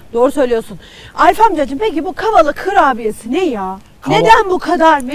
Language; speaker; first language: Turkish; native; Turkish